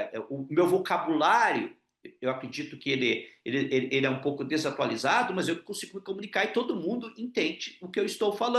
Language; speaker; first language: Portuguese; non-native, local second language; Ukrainian